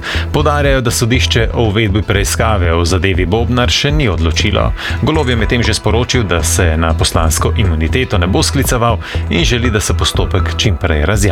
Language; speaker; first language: Slovenian; native; Slovenian